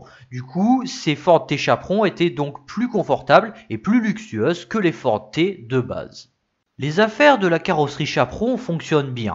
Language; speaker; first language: French; native; French